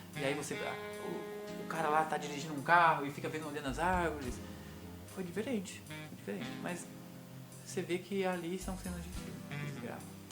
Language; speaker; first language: Portuguese; native; Portuguese